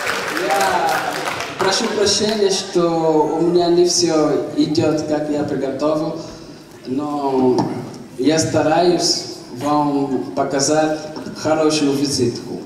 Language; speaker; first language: Russian; non-native, learner; Portuguese